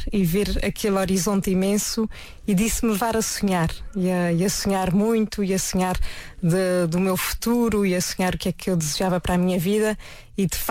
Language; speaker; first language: Portuguese; native; Portuguese